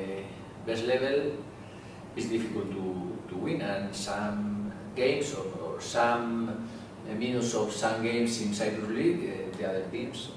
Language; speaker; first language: English; non-native, learner; Spanish